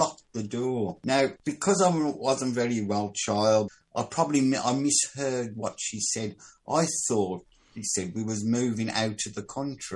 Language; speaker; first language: English; native; English